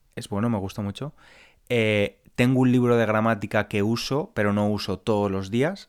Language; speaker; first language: Spanish; native; Spanish